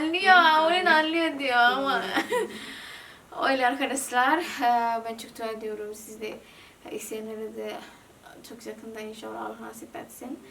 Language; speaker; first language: Turkish; non-native, learner; Indonesian